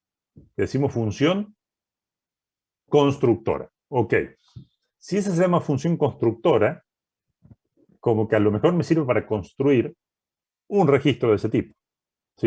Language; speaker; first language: Spanish; native; Spanish